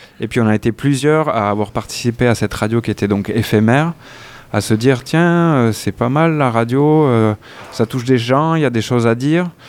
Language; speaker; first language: French; native; French